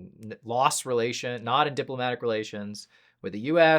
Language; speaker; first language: English; native; English